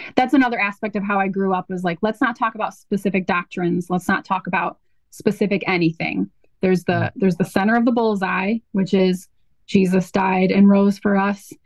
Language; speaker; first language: English; native; English